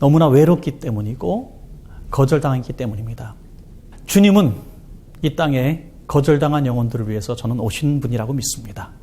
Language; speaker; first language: Korean; native; Korean